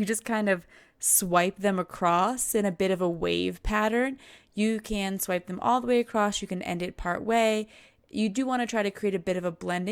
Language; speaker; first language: English; native; English